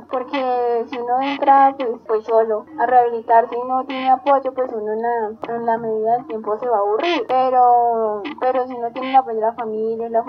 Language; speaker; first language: Spanish; native; Spanish